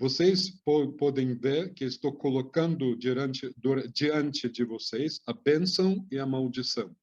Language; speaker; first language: Portuguese; non-native, fluent; Hebrew